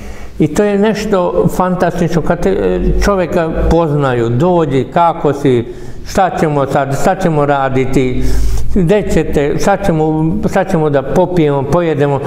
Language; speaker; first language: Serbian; non-native, local second language; Hungarian